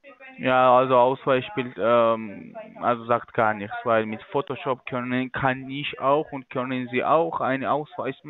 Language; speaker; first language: German; non-native, fluent; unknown